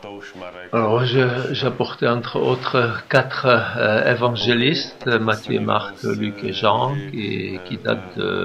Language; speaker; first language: French; non-native, fluent; Czech